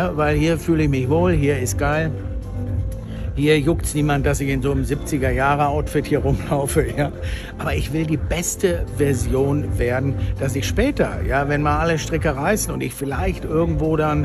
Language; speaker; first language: German; native; German